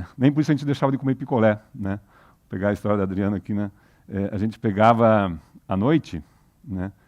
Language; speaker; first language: Portuguese; non-native, local second language; German